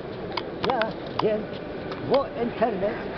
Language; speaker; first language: German; non-native, learner; Kurdish